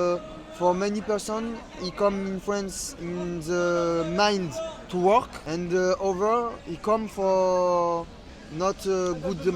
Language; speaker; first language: English; non-native, learner; French